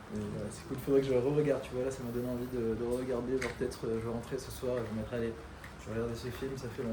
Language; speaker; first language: French; native; French